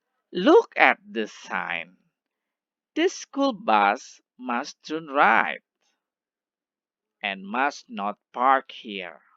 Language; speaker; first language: English; non-native, learner; Indonesian